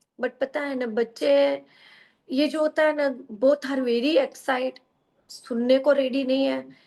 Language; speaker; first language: Hindi; non-native, local second language; Gujarati